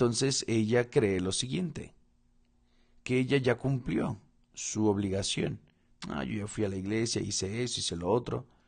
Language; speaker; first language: Spanish; non-native, fluent; Portuguese